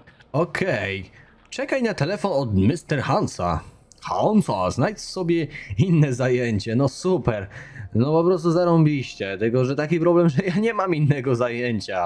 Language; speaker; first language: Polish; native; Polish